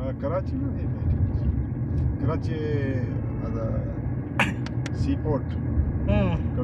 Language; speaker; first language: Arabic; non-native, learner; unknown